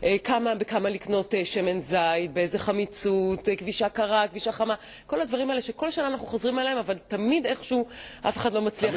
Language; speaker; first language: Hebrew; native; Hebrew